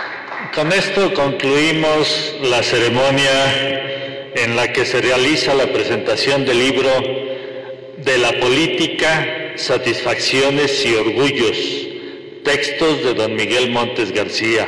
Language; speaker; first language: Spanish; native; Spanish